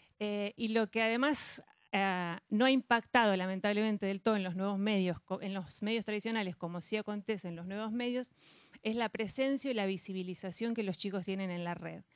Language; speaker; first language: Spanish; native; Spanish